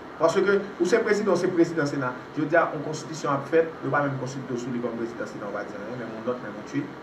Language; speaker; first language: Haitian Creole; native; Haitian Creole